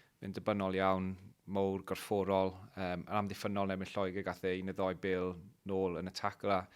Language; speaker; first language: Welsh; native; Welsh